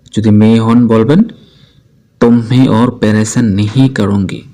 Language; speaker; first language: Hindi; non-native, fluent; Bangla